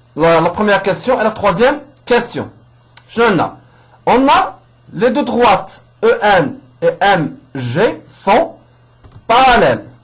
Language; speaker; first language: French; non-native, local second language; Arabic